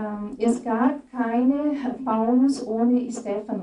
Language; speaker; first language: German; non-native, fluent; Portuguese